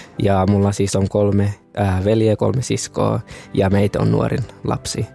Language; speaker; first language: Finnish; early bilingual, other home language; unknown